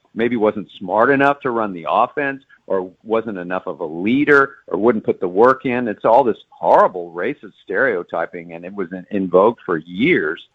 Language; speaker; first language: English; native; English